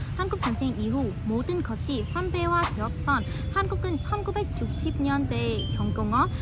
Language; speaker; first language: Korean; non-native, fluent; Vietnamese